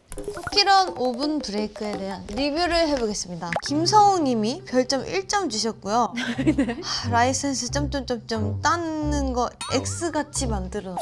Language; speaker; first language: Korean; native; Korean